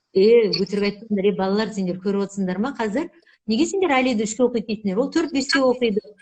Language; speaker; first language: Kazakh; native; Kazakh